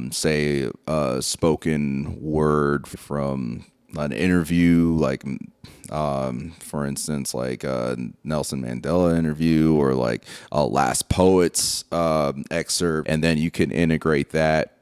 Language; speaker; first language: English; native; English